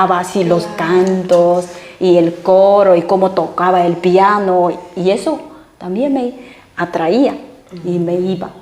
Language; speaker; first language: Spanish; non-native, fluent; Chinese